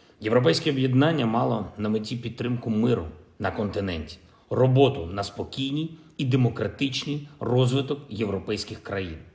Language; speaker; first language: Ukrainian; non-native, local second language; Russian